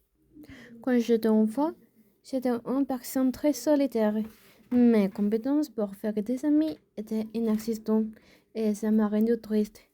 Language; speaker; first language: French; non-native, learner; Spanish